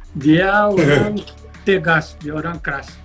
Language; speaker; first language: Indonesian; non-native, fluent; Portuguese